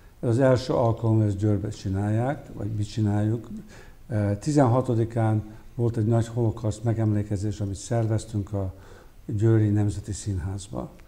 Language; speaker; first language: Hungarian; early bilingual, heritage; Hungarian